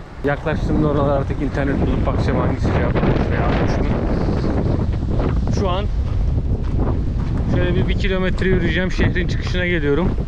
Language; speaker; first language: Turkish; native; Turkish